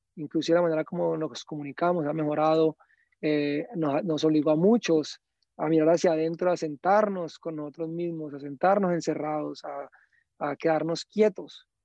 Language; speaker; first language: Spanish; native; Spanish